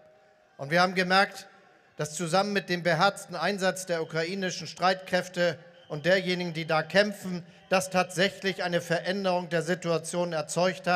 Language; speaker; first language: German; native; German